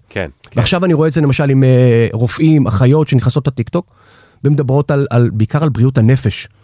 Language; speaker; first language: Hebrew; native; Hebrew